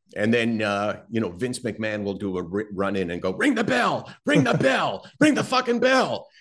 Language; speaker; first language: English; native; English